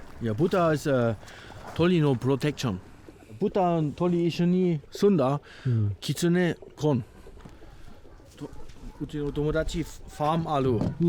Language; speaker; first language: Japanese; non-native, learner; German